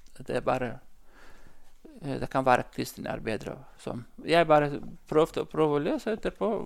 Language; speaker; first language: Norwegian; non-native, learner; Central Kurdish